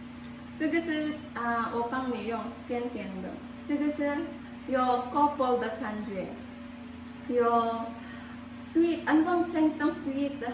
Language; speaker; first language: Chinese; non-native, learner; Filipino